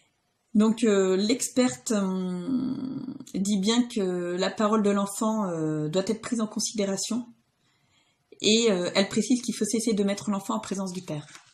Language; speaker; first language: French; native; French